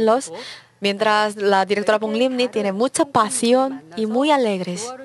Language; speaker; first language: Spanish; non-native, learner; Korean